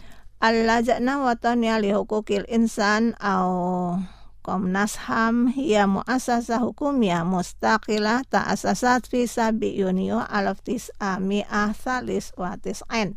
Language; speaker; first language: Arabic; non-native, fluent; Indonesian